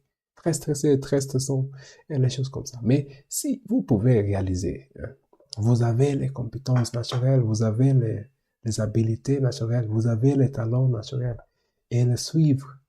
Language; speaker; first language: French; non-native, learner; English